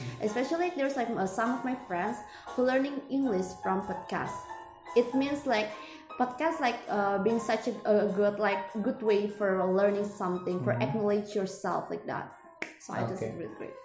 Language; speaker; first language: English; non-native, learner; Indonesian